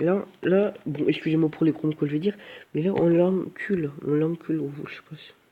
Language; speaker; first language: French; native; French